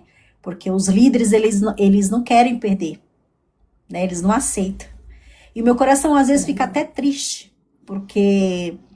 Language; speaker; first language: Portuguese; native; Portuguese